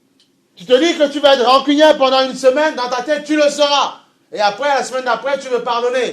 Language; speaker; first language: French; native; French